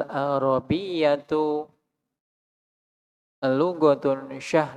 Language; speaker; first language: Arabic; non-native, learner; Indonesian